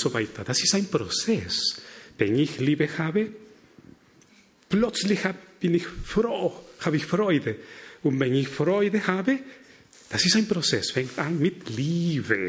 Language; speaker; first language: German; non-native, fluent; Spanish